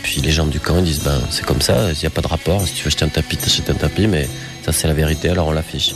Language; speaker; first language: French; native; French